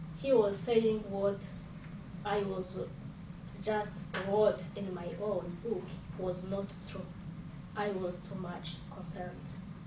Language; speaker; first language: English; non-native, local second language; Kinyarwanda